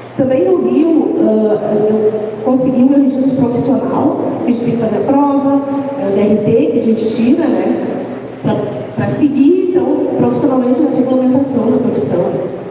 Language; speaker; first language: Portuguese; native; Portuguese